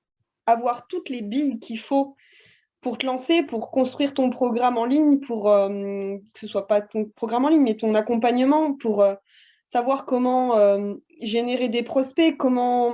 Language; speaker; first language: French; native; French